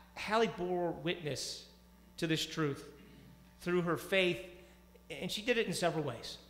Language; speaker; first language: English; native; English